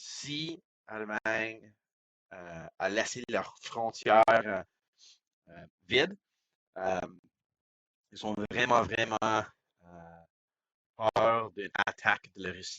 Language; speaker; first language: French; non-native, local second language; English